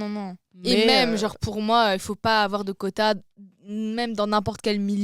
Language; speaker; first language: French; native; French